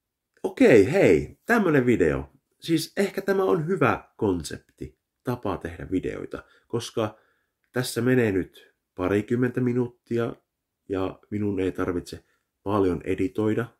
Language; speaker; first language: Finnish; early bilingual, heritage; Finnish